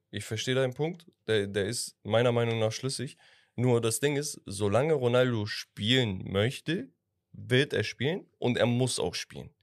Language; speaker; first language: German; early bilingual, other home language; Turkish